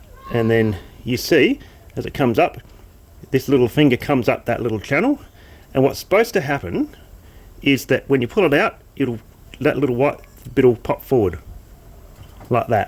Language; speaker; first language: English; native; English